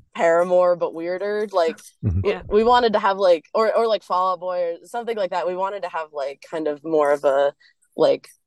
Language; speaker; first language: English; native; English